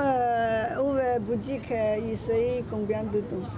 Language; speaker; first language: French; non-native, learner; Chinese